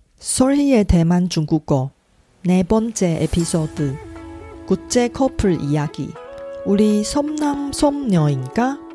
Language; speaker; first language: Korean; non-native, fluent; Chinese